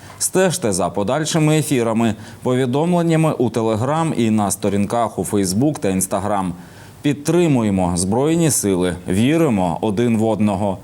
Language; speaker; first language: Ukrainian; native; Ukrainian